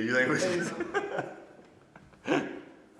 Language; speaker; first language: English; native; English